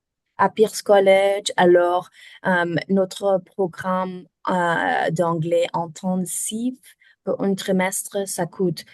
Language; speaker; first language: French; non-native, learner; German